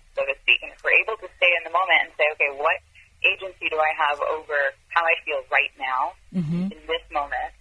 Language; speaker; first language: English; non-native, fluent; Hebrew